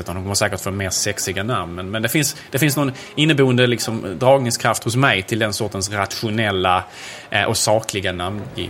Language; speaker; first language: Swedish; native; Swedish